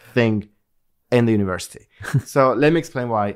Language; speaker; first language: English; non-native, fluent; Italian